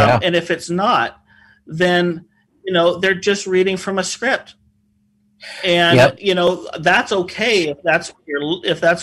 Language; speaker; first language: English; native; English